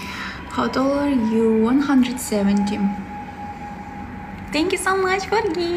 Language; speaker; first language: English; non-native, learner; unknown